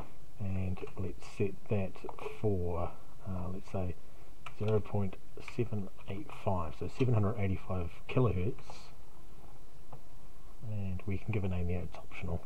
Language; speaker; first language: English; native; English